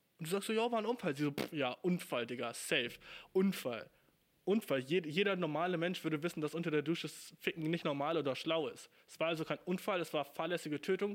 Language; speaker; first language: German; native; German